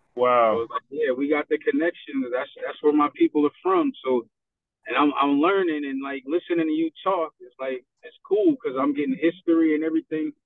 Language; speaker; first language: English; native; English